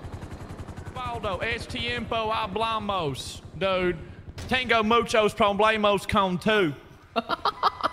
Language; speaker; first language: Spanish; non-native, learner; English